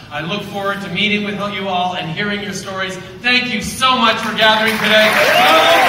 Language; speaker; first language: English; early bilingual, other home language; French